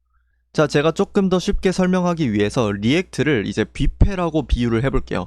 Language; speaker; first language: Korean; native; Korean